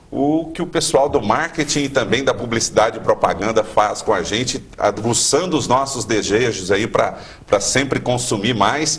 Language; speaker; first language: Portuguese; native; Portuguese